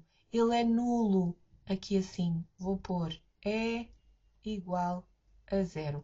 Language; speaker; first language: Portuguese; native; Portuguese